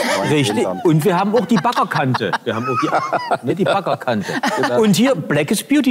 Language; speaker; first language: German; native; German